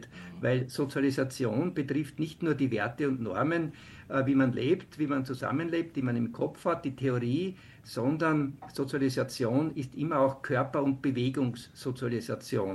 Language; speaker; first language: German; native; German